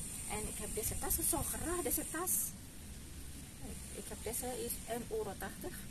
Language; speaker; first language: Dutch; non-native, learner; Indonesian